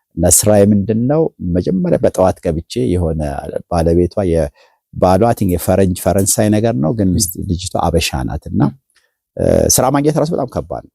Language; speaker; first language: Amharic; native; Amharic